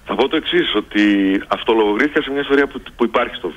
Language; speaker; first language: Greek; native; Greek